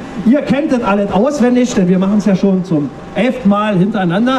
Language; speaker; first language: German; native; German